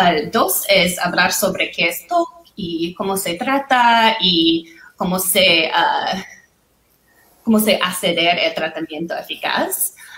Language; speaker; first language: Spanish; non-native, fluent; English